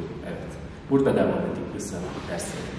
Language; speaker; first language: Turkish; non-native, learner; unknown